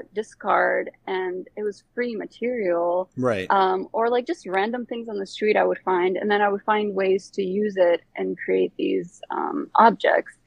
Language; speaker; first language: English; early bilingual, other home language; Bosnian